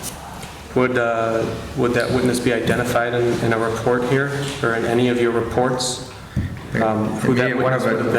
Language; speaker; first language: English; native; English